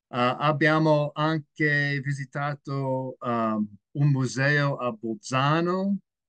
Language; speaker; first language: Italian; non-native, learner; English